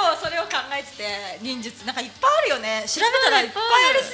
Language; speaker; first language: Japanese; native; Japanese